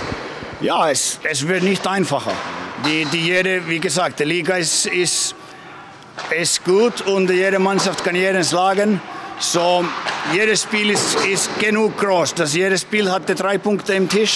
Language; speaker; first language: German; non-native, fluent; Finnish